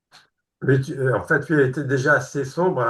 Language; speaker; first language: French; native; French